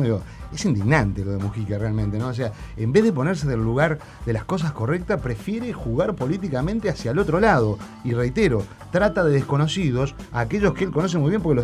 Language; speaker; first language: Spanish; native; Spanish